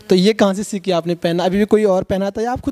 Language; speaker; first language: Hindi; native; Hindi